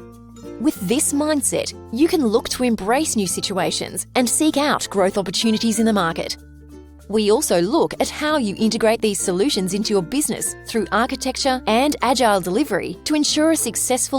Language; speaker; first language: English; native; English